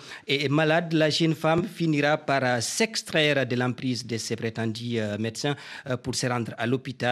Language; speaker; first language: French; non-native, local second language; Fula